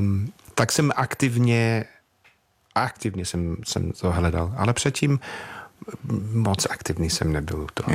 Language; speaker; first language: Czech; non-native, fluent; English